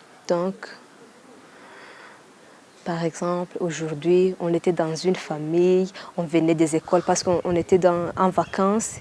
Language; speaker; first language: French; non-native, local second language; Kinyarwanda